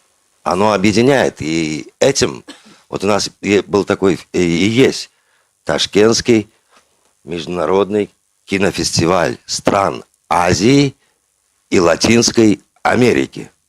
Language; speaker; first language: Russian; non-native, local second language; Uzbek